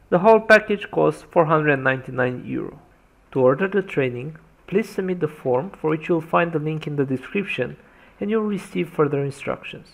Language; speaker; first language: English; non-native, fluent; Romanian